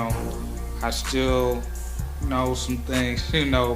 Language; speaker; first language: English; native; English